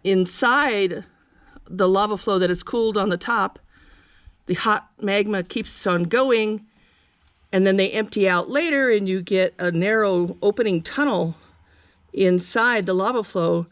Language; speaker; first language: English; native; English